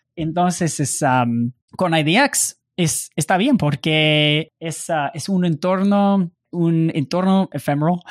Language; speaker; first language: Spanish; non-native, learner; English